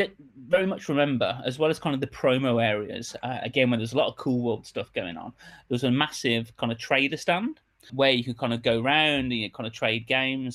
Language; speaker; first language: English; native; English